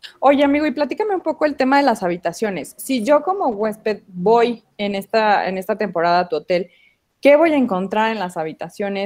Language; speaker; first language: Spanish; native; Spanish